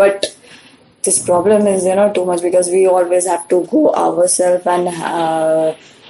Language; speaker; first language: English; non-native, local second language; Marathi